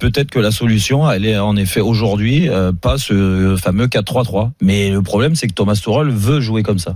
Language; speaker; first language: French; native; French